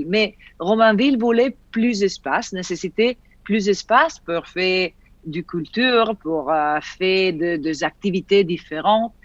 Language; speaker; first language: French; non-native, fluent; Italian